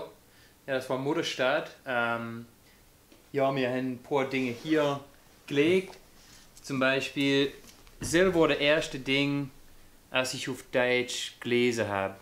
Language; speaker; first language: German; non-native, fluent; English